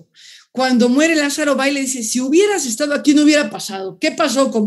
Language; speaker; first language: Spanish; native; Spanish